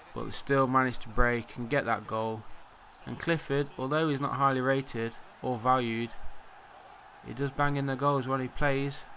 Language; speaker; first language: English; native; English